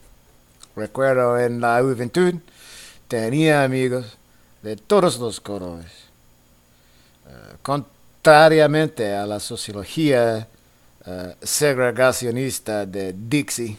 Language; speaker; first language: Spanish; non-native, learner; English